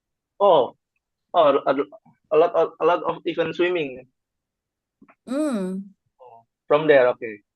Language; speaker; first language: English; non-native, learner; Indonesian